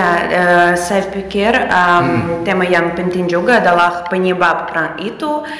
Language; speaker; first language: Indonesian; non-native, fluent; Russian